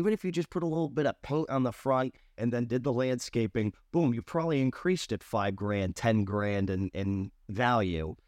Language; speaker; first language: English; native; English